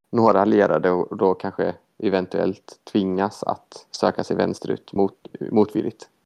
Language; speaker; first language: Swedish; native; Swedish